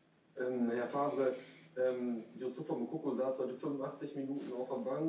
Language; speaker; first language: German; native; German